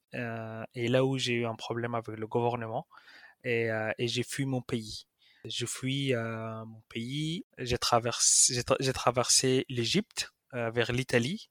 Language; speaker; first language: French; non-native, fluent; Arabic